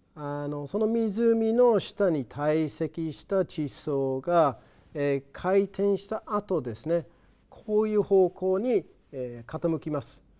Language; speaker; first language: Japanese; non-native, fluent; English